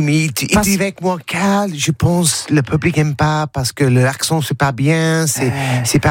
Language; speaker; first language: French; non-native, learner; English